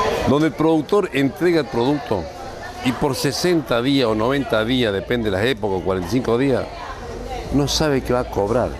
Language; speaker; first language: Spanish; native; Spanish